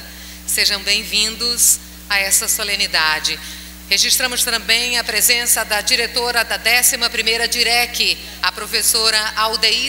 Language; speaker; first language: Portuguese; native; Portuguese